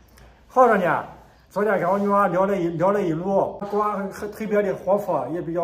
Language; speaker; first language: Chinese; native; Chinese